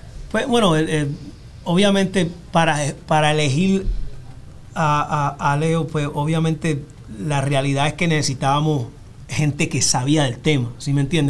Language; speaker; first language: Spanish; early bilingual, heritage; Spanish